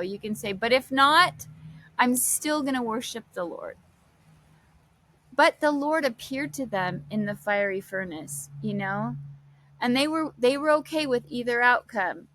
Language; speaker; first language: English; native; English